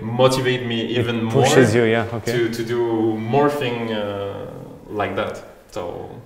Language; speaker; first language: English; non-native, fluent; French